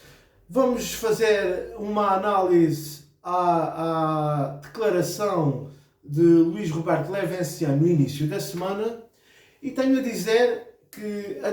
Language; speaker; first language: Portuguese; native; Portuguese